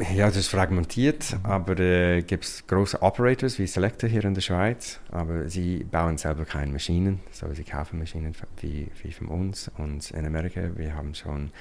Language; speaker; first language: German; non-native, learner; English